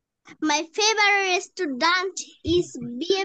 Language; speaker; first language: English; non-native, learner; Bangla